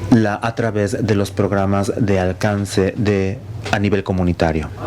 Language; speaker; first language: Spanish; non-native, fluent; Finnish